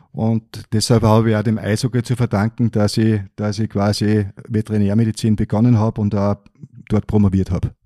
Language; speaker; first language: German; native; German